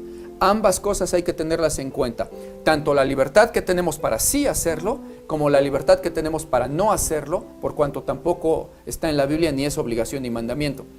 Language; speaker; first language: Spanish; native; Spanish